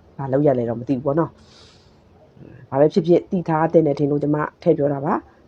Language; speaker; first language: Burmese; native; Burmese